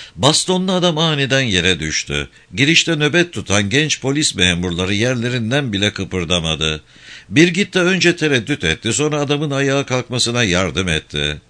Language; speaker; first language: Turkish; native; Turkish